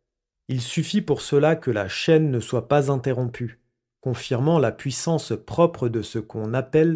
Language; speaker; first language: French; native; French